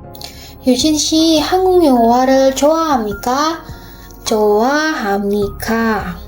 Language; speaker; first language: Korean; non-native, learner; Indonesian